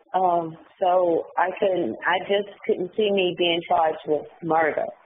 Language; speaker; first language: English; native; English